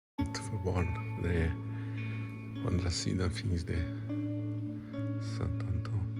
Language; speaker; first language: Swedish; non-native, fluent; Portuguese